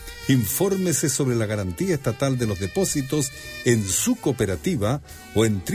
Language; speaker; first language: Spanish; native; Spanish